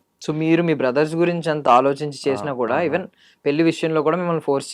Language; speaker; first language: Telugu; native; Telugu